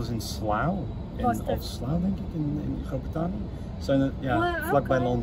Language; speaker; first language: Dutch; non-native, fluent; English